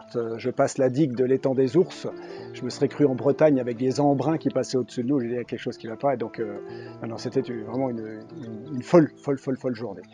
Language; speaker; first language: French; native; French